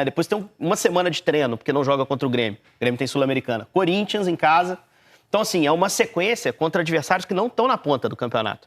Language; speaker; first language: Portuguese; native; Portuguese